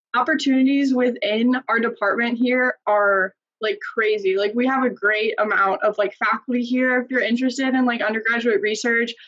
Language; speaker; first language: English; native; English